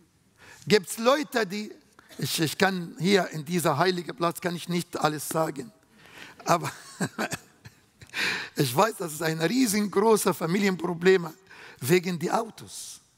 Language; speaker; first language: German; non-native, fluent; Arabic